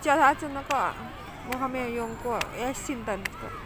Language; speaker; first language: Chinese; non-native, learner; Javanese